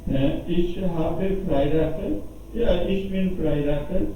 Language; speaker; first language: German; non-native, learner; Urdu